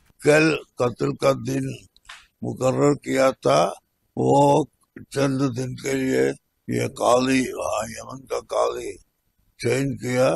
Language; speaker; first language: Hindi; non-native, local second language; Malayalam